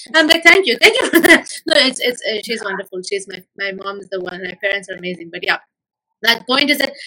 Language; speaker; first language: English; non-native, local second language; Malayalam